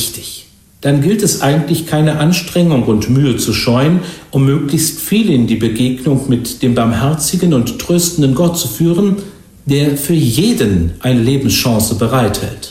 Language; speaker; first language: German; native; German